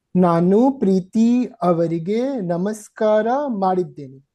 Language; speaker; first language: Kannada; non-native, learner; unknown